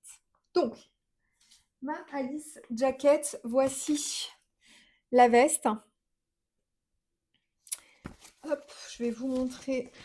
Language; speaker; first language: French; native; French